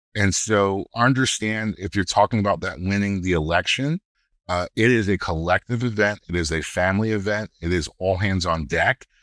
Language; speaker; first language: English; native; English